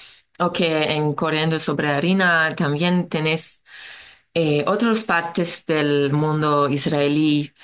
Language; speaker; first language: Spanish; non-native, learner; Hebrew